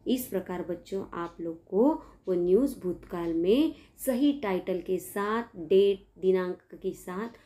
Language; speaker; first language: Hindi; non-native, local second language; Marathi